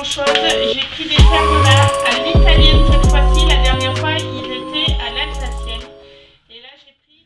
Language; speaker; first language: French; native; French